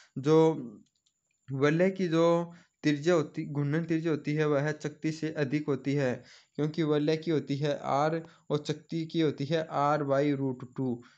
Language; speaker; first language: Hindi; native; Hindi